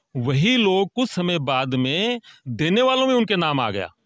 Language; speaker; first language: Hindi; native; Hindi